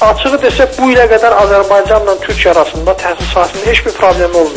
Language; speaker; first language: Azerbaijani; native; Azerbaijani